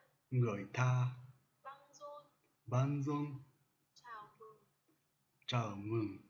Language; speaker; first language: Vietnamese; non-native, learner; Japanese